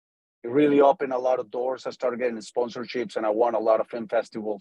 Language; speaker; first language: English; non-native, fluent; Spanish